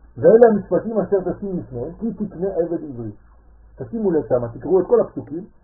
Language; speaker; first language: Hebrew; non-native, fluent; French